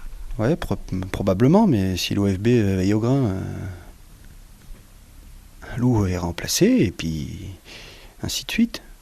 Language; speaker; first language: French; native; French